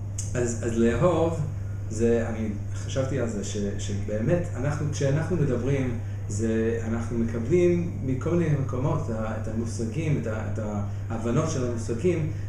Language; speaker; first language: Hebrew; non-native, fluent; English